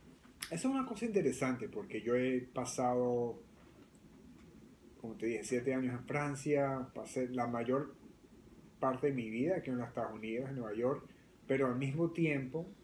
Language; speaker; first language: Spanish; early bilingual, other home language; French